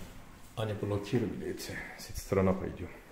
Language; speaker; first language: Russian; non-native, learner; Turkish